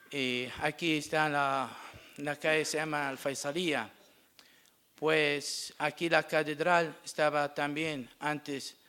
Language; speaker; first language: Spanish; non-native, learner; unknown